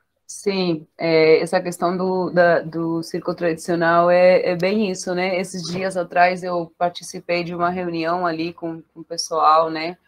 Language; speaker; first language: Portuguese; non-native, fluent; Spanish